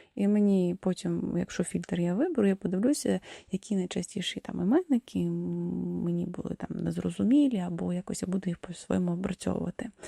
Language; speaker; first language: Ukrainian; non-native, local second language; Russian